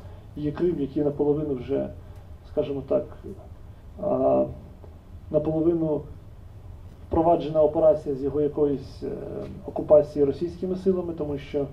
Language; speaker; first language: Ukrainian; native; Ukrainian